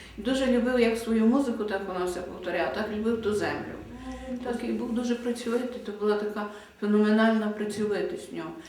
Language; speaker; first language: Ukrainian; native; Ukrainian